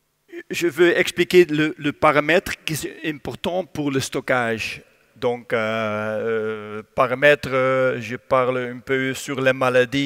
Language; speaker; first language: French; non-native, learner; Dutch